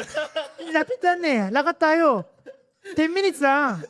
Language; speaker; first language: Filipino; non-native, fluent; Japanese